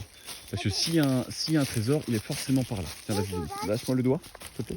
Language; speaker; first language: French; native; French